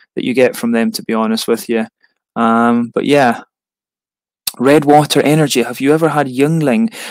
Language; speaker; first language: English; native; English